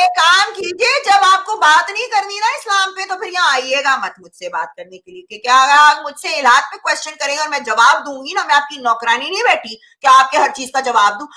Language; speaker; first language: Urdu; native; Urdu